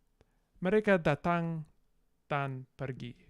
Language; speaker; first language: Indonesian; non-native, learner; English